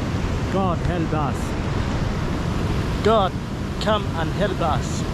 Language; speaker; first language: English; non-native, fluent; Somali